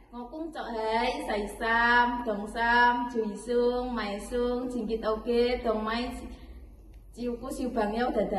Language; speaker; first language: Cantonese; non-native, learner; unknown